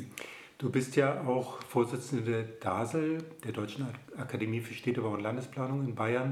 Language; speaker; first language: German; native; German